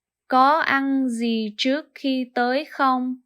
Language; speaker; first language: Vietnamese; early bilingual, heritage; Vietnamese